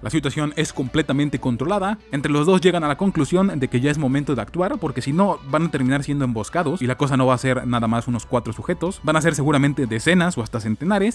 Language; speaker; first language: Spanish; native; Spanish